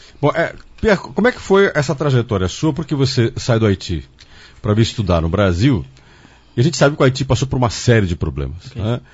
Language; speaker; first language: Portuguese; native; Portuguese